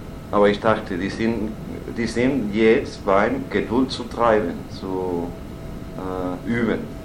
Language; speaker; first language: German; non-native, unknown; Spanish